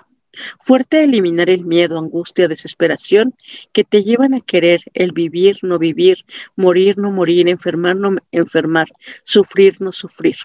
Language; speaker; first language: Spanish; native; Spanish